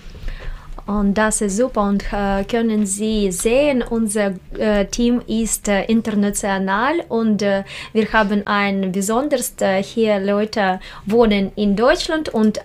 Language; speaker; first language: German; non-native, learner; Russian